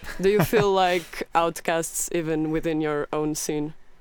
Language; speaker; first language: English; non-native, fluent; Portuguese